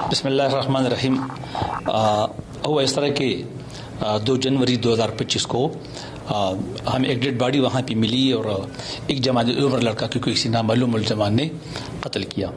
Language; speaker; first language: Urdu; non-native, local second language; Pashto